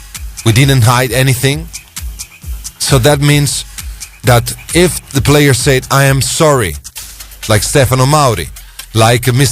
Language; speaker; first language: English; non-native, fluent; Italian